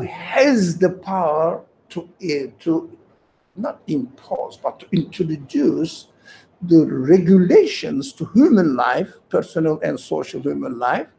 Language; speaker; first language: English; non-native, fluent; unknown